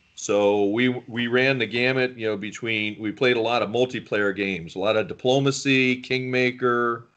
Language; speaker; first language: English; native; English